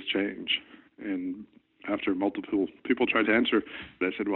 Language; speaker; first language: English; native; English